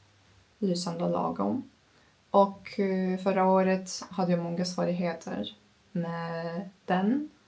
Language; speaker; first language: Swedish; non-native, learner; Turkish